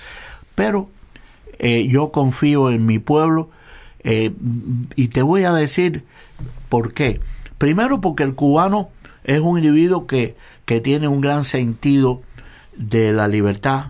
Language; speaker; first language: Spanish; native; Spanish